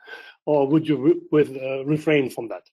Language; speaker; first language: English; non-native, fluent; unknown